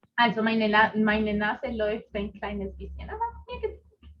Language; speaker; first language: German; non-native, fluent; Spanish